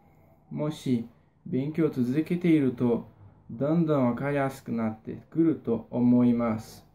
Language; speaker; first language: Japanese; non-native, learner; Portuguese